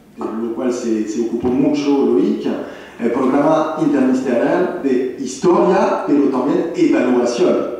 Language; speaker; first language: Spanish; non-native, learner; French